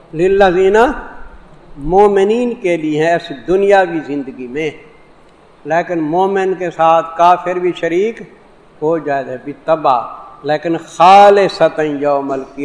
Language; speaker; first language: Urdu; non-native, local second language; Saraiki